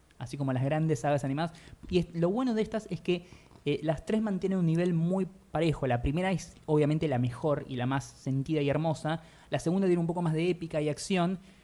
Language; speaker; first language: Spanish; native; Spanish